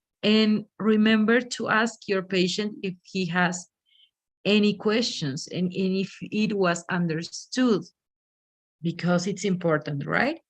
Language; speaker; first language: English; non-native, fluent; Spanish